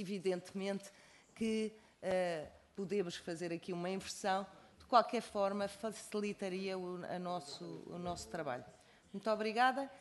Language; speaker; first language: Portuguese; native; Portuguese